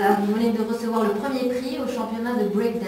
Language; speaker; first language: French; non-native, local second language; Arabic